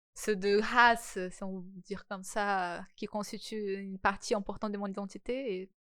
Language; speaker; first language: French; non-native, fluent; Portuguese